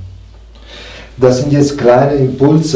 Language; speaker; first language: German; non-native, fluent; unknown